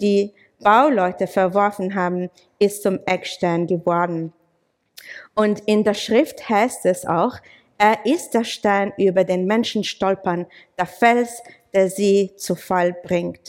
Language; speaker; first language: German; non-native, fluent; English